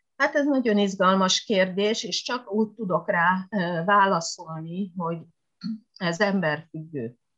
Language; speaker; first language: Hungarian; non-native, fluent; Japanese